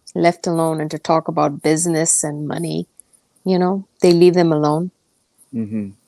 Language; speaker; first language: English; non-native, local second language; Gujarati